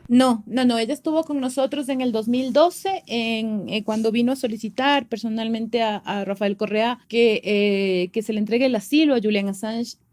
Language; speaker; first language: Spanish; native; Spanish